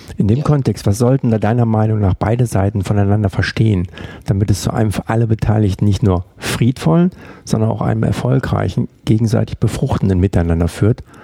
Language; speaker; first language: German; native; German